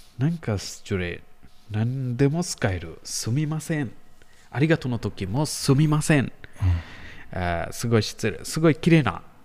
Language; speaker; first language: Japanese; non-native, learner; Bangla